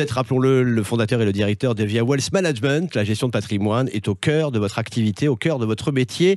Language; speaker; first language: French; native; French